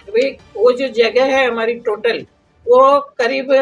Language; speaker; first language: Hindi; non-native, local second language; Marathi